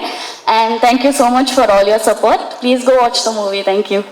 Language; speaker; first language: Tamil; non-native, fluent; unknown